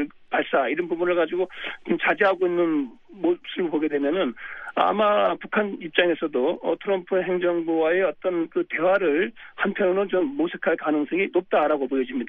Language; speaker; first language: Korean; native; Korean